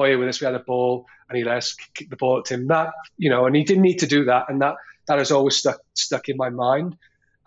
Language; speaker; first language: English; native; English